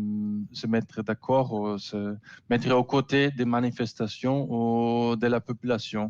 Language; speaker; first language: French; non-native, learner; German